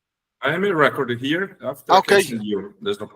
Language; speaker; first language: English; non-native, learner; Portuguese